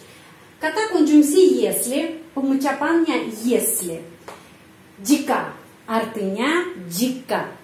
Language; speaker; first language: Indonesian; non-native, fluent; Russian